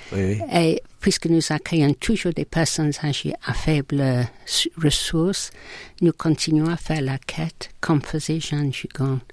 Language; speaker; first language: French; non-native, fluent; English